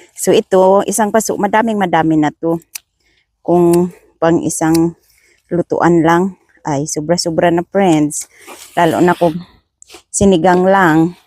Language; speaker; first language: Filipino; non-native, local second language; Masbatenyo